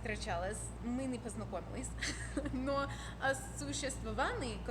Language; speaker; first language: Russian; non-native, fluent; English